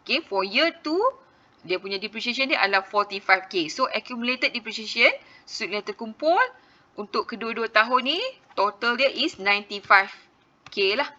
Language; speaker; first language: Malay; native; Malay